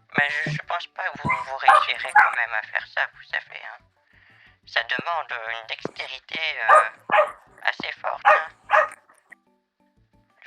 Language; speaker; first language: French; native; French